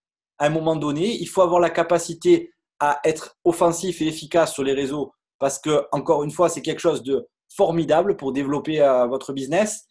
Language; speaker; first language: French; native; French